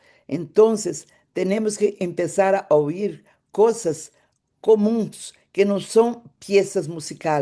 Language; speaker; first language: Spanish; non-native, fluent; Portuguese